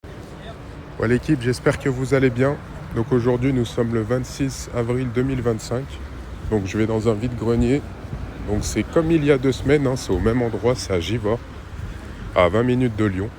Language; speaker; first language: French; native; French